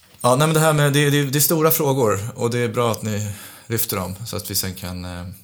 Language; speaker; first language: Swedish; early bilingual, other home language; Romanian